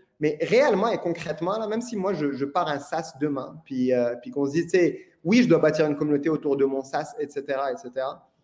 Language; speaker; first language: French; non-native, local second language; Arabic